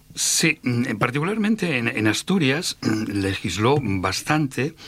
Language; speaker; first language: Spanish; native; Spanish